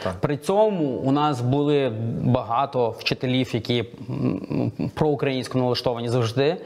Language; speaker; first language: Ukrainian; non-native, local second language; Russian